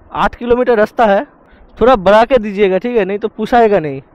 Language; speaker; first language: Hindi; non-native, local second language; Bangla